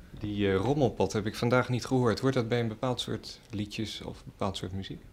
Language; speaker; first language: Dutch; native; Dutch